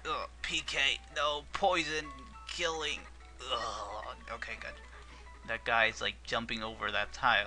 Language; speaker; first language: English; native; English